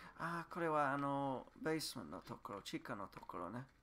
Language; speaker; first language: Japanese; non-native, learner; English